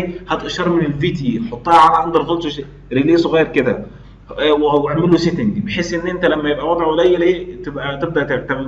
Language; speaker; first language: Arabic; native; Arabic